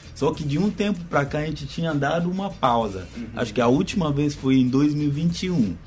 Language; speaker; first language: Portuguese; non-native, fluent; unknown